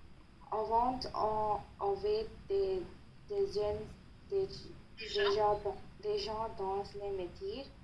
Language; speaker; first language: French; non-native, learner; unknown